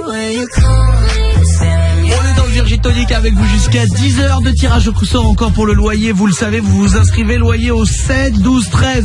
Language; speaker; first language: French; native; French